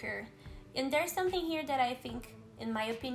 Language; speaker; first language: English; non-native, fluent; Portuguese